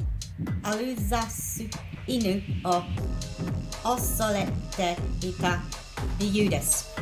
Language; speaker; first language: Japanese; non-native, learner; English